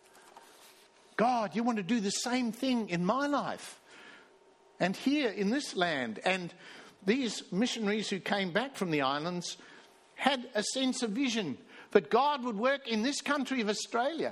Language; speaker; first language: English; native; English